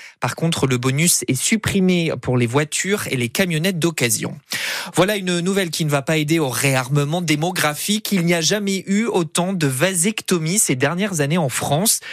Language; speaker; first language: French; native; French